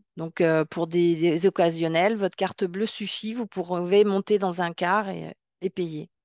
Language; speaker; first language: French; native; French